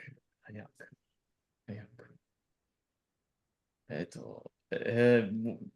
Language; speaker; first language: Japanese; non-native, learner; English